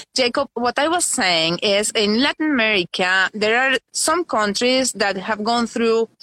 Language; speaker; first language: English; non-native, fluent; Spanish